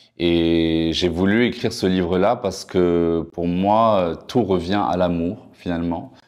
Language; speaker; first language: French; non-native, local second language; Arabic